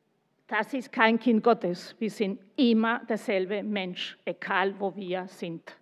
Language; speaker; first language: German; non-native, fluent; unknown